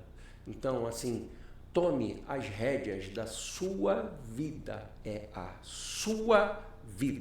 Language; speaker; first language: Portuguese; native; Portuguese